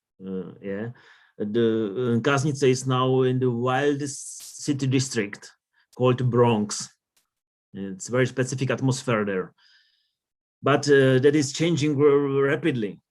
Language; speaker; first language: English; non-native, learner; Czech